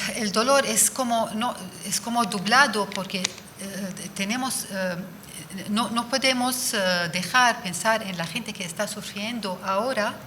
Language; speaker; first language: Spanish; non-native, fluent; Arabic